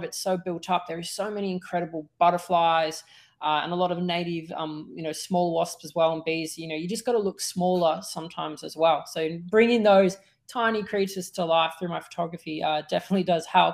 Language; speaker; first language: English; native; English